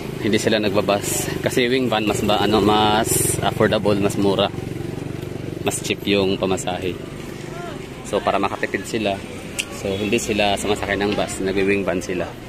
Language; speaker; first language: Filipino; non-native, local second language; Cebuano